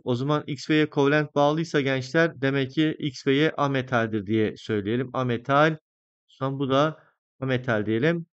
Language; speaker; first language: Turkish; native; Turkish